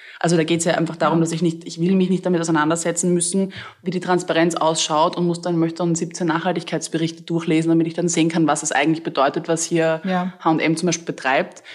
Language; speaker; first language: German; native; German